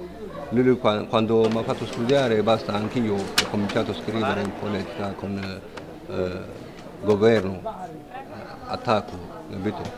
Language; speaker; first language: Italian; non-native, learner; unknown